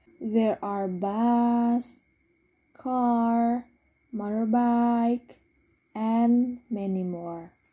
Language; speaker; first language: English; non-native, fluent; Indonesian